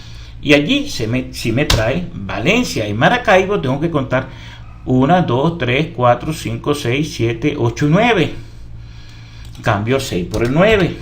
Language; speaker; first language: Spanish; native; Spanish